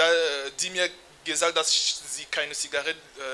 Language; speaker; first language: German; non-native, learner; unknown